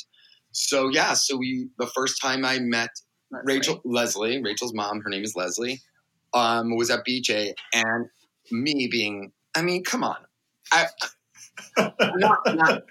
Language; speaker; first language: English; native; English